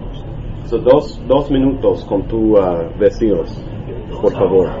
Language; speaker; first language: Spanish; non-native, learner; English